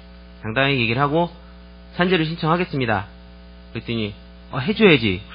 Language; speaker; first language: Korean; native; Korean